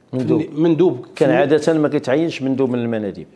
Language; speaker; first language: Arabic; native; Arabic